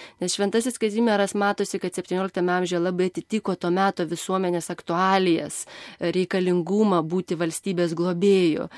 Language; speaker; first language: Lithuanian; native; Lithuanian